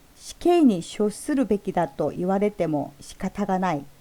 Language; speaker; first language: Japanese; non-native, fluent; Korean